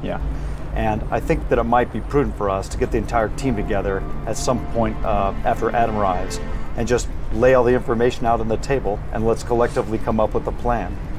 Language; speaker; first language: English; native; English